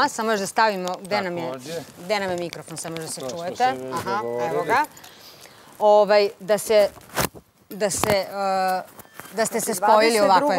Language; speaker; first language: Serbian; native; Serbian